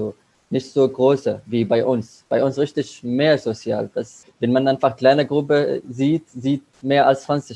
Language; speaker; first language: German; non-native, learner; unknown